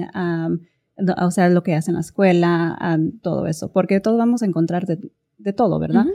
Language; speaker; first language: Spanish; early bilingual, heritage; Spanish